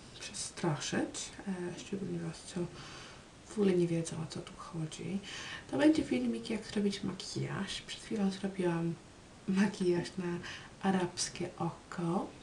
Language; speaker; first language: Polish; early bilingual, heritage; Polish